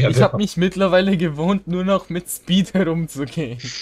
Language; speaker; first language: German; native; German